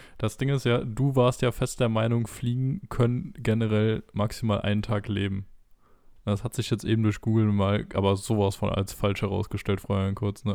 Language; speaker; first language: German; native; German